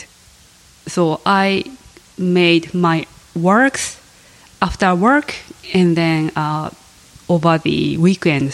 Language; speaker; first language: English; non-native, fluent; Japanese